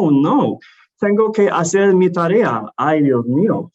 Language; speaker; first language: Spanish; non-native, learner; English